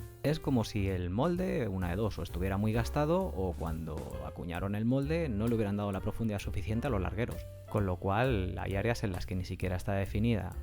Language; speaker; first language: Spanish; native; Spanish